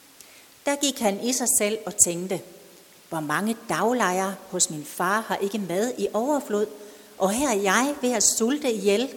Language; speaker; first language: Danish; native; Danish